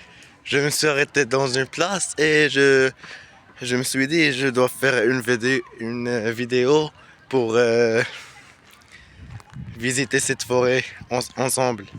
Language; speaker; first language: French; non-native, learner; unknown